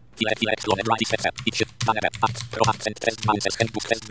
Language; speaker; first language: Polish; native; Polish